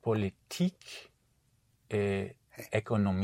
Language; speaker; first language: French; non-native, learner; English